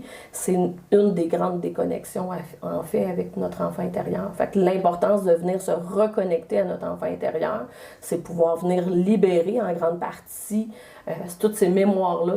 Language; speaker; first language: French; native; French